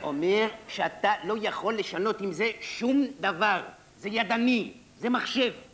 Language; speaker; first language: Hebrew; native; Hebrew